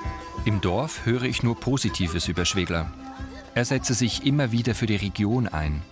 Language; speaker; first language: German; native; German